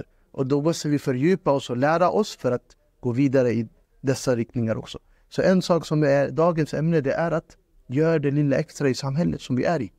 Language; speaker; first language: Swedish; non-native, fluent; Urdu